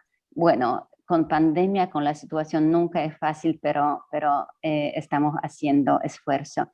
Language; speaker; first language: Spanish; non-native, fluent; Polish